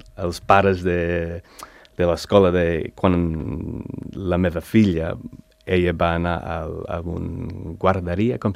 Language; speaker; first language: Catalan; non-native, learner; English